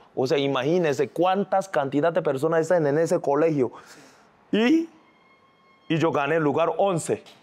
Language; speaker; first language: Spanish; non-native, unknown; Korean